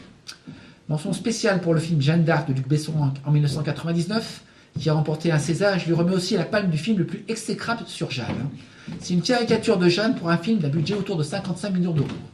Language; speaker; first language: French; native; French